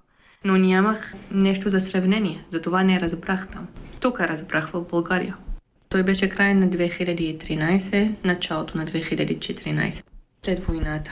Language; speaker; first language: Bulgarian; non-native, fluent; Arabic